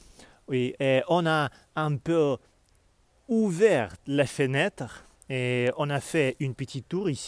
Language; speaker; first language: French; non-native, learner; Russian